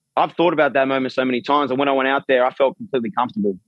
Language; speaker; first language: English; native; English